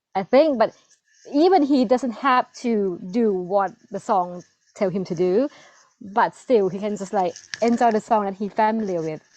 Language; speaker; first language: English; non-native, learner; Thai